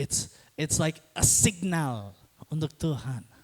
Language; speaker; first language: Indonesian; non-native, fluent; English